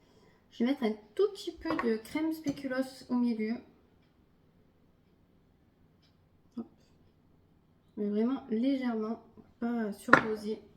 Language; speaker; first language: French; native; French